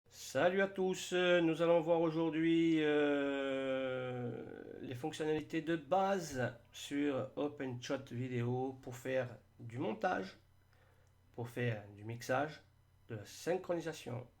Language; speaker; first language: French; native; French